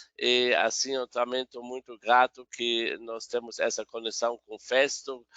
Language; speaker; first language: Portuguese; non-native, fluent; German